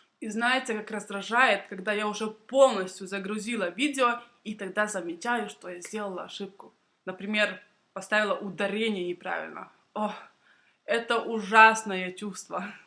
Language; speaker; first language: Russian; native; Russian